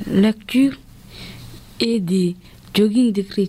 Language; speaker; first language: French; non-native, learner; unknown